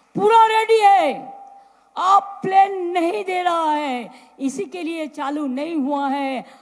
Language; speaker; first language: Hindi; non-native, local second language; Bangla